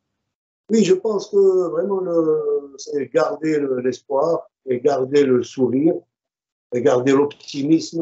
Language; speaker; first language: French; non-native, local second language; Arabic